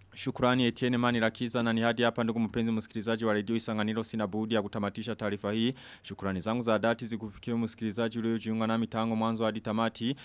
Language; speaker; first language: Swahili; non-native, local second language; Rundi